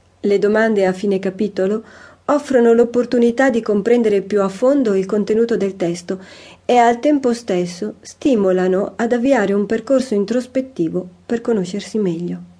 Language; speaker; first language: Italian; native; Italian